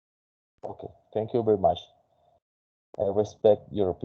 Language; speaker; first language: English; non-native, fluent; Spanish